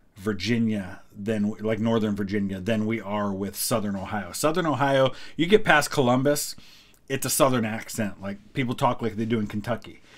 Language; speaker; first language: English; native; English